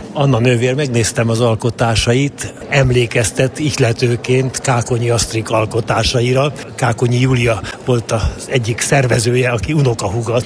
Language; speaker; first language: Hungarian; native; Hungarian